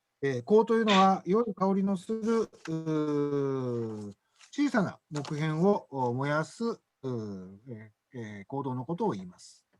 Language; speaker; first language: Japanese; native; Japanese